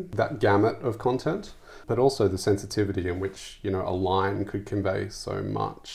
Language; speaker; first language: English; native; English